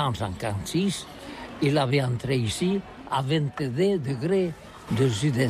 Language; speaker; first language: French; non-native, learner; Catalan